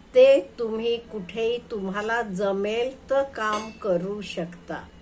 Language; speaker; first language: Marathi; non-native, fluent; Hindi